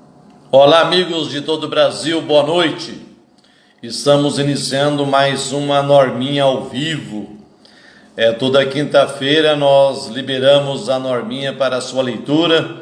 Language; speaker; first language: Portuguese; native; Portuguese